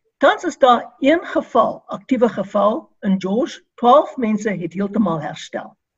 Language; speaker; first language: Afrikaans; non-native, local second language; English